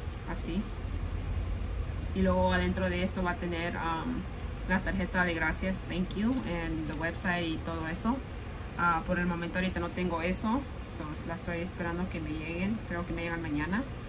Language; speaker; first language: Spanish; early bilingual, heritage; Spanish